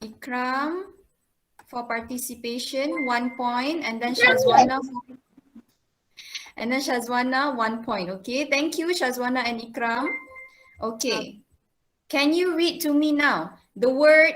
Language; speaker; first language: English; non-native, local second language; Malay